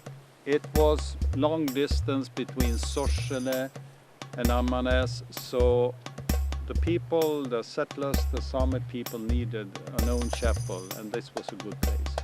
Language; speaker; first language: English; non-native, fluent; Swedish